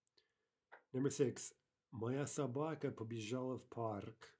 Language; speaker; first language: Russian; non-native, fluent; English